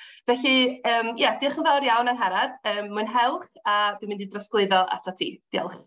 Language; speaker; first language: Welsh; native; Welsh